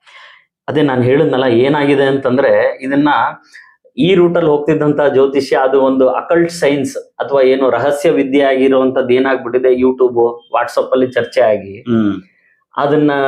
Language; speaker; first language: Kannada; native; Kannada